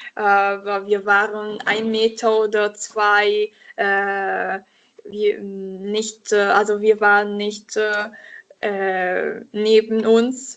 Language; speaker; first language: German; non-native, learner; Italian